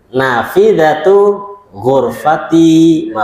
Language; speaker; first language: Arabic; non-native, fluent; Indonesian